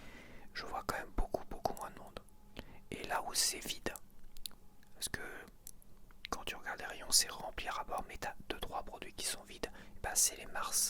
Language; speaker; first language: French; native; French